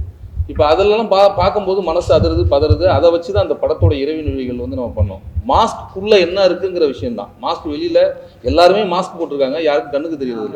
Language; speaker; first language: Tamil; native; Tamil